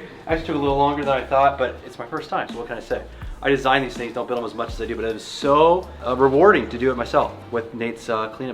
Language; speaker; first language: English; native; English